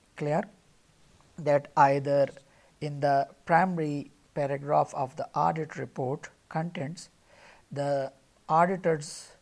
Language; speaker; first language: English; non-native, local second language; Pashto